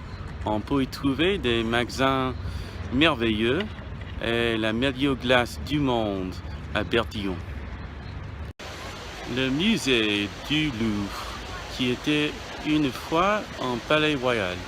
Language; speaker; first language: French; non-native, fluent; English